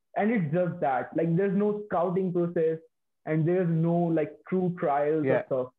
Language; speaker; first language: English; non-native, local second language; Hindi